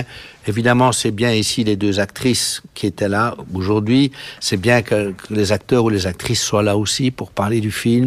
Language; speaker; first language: French; native; French